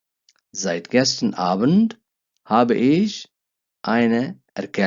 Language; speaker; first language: German; non-native, learner; Urdu